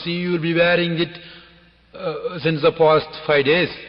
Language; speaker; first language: English; non-native, local second language; Tamil